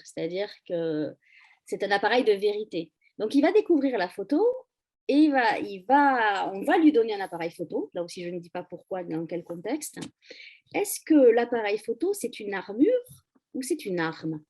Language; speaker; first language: French; native; French